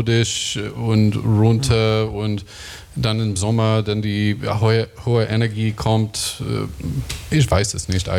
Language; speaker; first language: German; non-native, learner; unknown